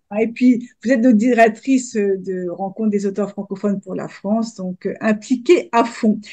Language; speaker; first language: French; native; French